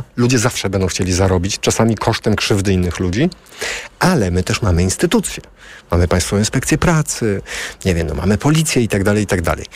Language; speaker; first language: Polish; native; Polish